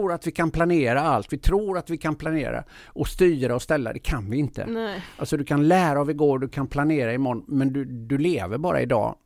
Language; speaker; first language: Swedish; native; Swedish